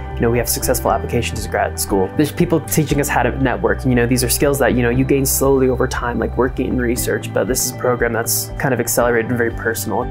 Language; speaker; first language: English; native; English